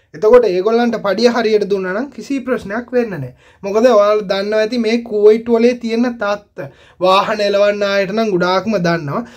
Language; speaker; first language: Sinhala; native; Sinhala